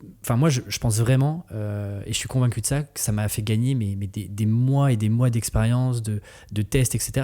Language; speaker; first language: French; native; French